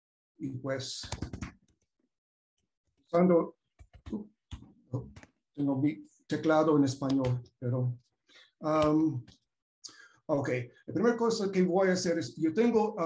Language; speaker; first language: Spanish; non-native, fluent; English